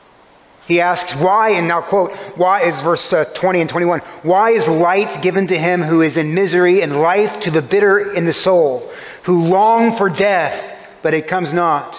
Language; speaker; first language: English; native; English